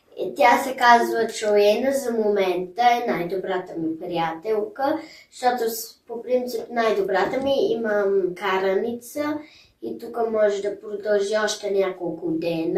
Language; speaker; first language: Bulgarian; early bilingual, heritage; German